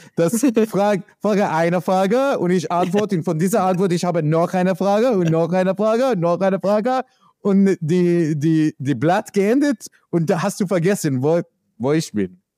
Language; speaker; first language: German; non-native, learner; English